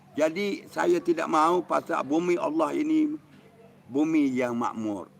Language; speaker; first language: Malay; native; Malay